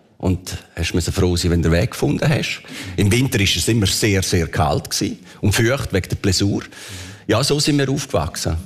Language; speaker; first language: German; early bilingual, other home language; Italian